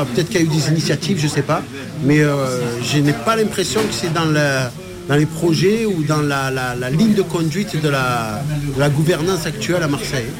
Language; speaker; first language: French; early bilingual, other home language; Arabic